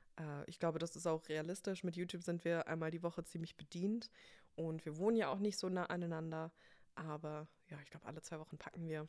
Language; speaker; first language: German; early bilingual, other home language; English